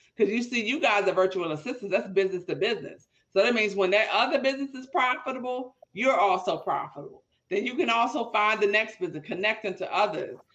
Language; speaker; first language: English; native; English